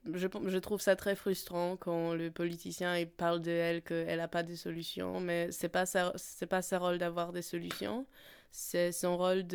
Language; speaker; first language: French; non-native, fluent; Polish